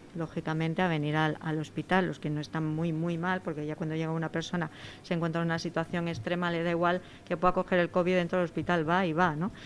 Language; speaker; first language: Spanish; native; Spanish